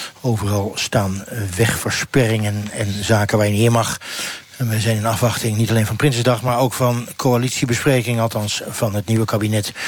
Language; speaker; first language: Dutch; native; Dutch